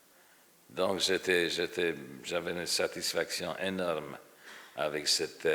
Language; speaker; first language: French; non-native, fluent; Polish